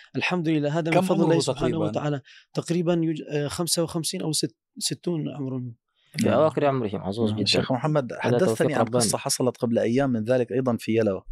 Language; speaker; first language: Arabic; non-native, fluent; Turkish